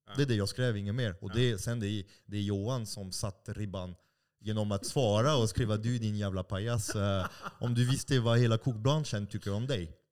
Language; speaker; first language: Swedish; non-native, fluent; French